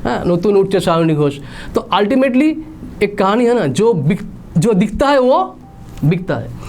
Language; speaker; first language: Hindi; non-native, local second language; Bangla